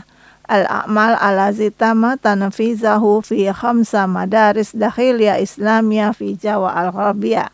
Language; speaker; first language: Arabic; non-native, fluent; Indonesian